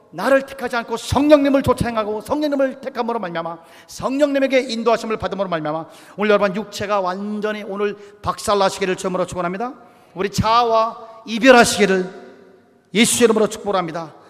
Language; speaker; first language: Korean; native; Korean